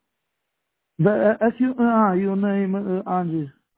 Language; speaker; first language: English; non-native, learner; Romanian